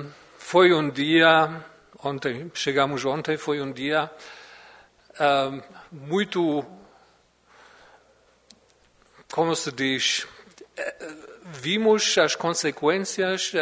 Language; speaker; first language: Portuguese; non-native, fluent; German